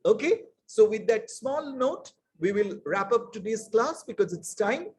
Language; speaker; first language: English; non-native, local second language; Bangla